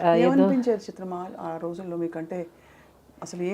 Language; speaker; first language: Telugu; native; Telugu